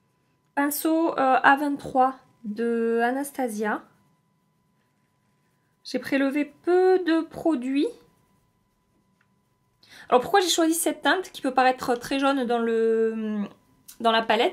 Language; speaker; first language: French; native; French